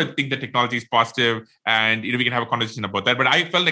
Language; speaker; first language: English; non-native, local second language; Tamil